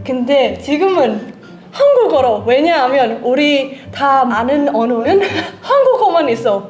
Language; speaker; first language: Korean; non-native, learner; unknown